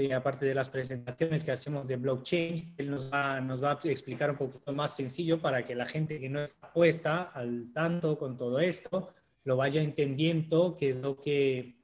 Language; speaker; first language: Spanish; non-native, fluent; Romanian